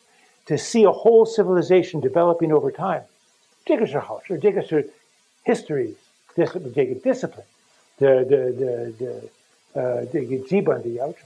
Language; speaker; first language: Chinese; non-native, fluent; English